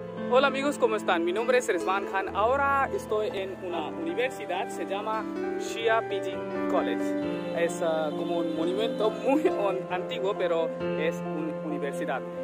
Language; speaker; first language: Spanish; non-native, learner; Hindi